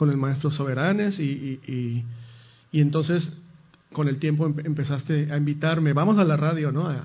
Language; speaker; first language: Spanish; native; Spanish